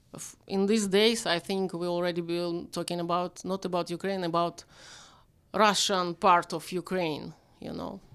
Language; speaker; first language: English; non-native, learner; Ukrainian